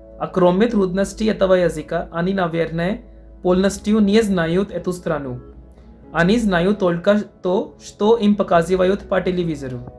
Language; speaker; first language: Russian; non-native, fluent; Hindi